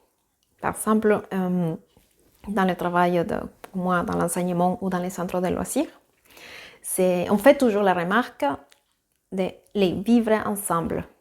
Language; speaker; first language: French; non-native, fluent; Spanish